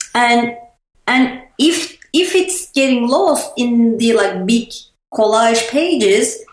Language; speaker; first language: English; non-native, fluent; Turkish